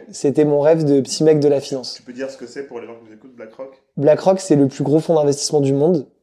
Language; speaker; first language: French; native; French